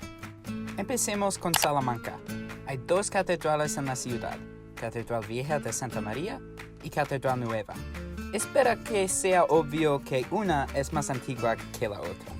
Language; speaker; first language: Spanish; non-native, learner; English